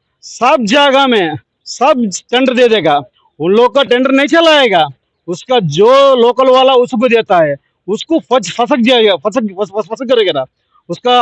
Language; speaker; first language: Hindi; non-native, local second language; Telugu